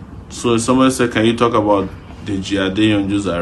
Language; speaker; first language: English; non-native, local second language; Yoruba